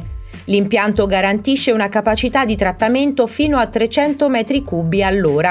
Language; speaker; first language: Italian; native; Italian